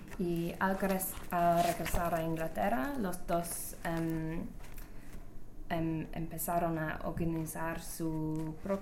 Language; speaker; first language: Spanish; non-native, learner; English